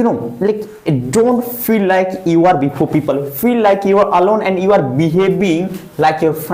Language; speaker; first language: English; non-native, fluent; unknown